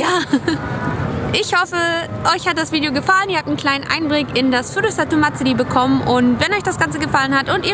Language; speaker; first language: German; native; German